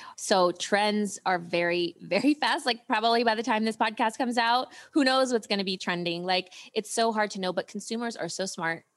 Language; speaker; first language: English; native; English